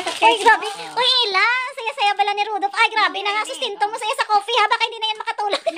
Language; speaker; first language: Filipino; non-native, local second language; Hiligaynon